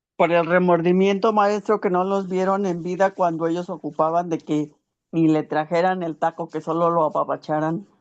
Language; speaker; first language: Spanish; native; Spanish